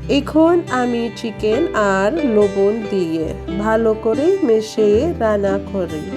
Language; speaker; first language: Bangla; non-native, learner; Filipino